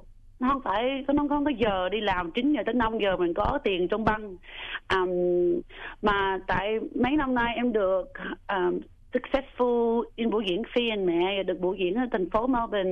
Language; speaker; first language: Vietnamese; early bilingual, heritage; Vietnamese